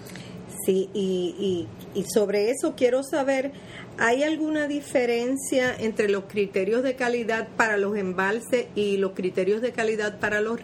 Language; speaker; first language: Spanish; native; Spanish